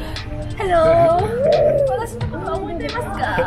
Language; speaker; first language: Japanese; non-native, fluent; Vietnamese